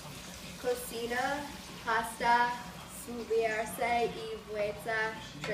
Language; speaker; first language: Spanish; non-native, learner; English